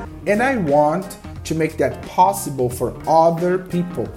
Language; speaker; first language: English; non-native, fluent; Portuguese